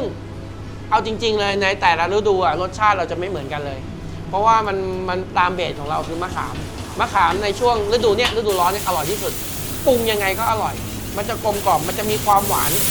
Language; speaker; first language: Thai; native; Thai